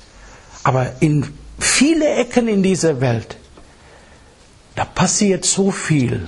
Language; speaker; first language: German; non-native, fluent; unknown